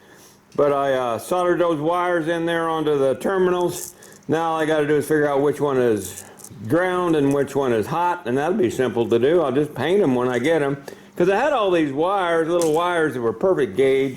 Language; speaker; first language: English; native; English